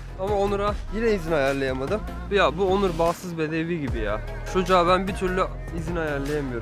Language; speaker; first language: Turkish; native; Turkish